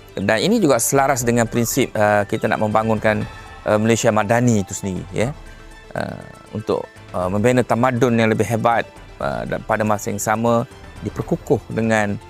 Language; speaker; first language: Malay; native; Malay